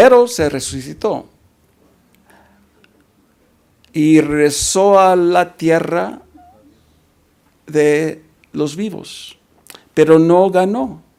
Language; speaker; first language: Spanish; early bilingual, heritage; Spanish